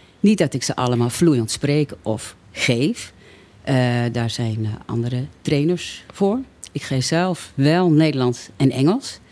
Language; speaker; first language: Dutch; native; Dutch